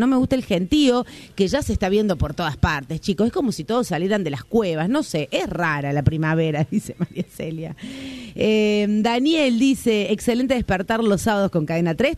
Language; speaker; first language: Spanish; native; Spanish